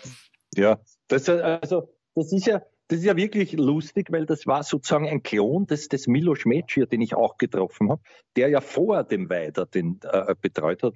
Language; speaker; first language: German; native; German